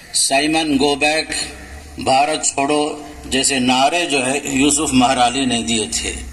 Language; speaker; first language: Urdu; native; Urdu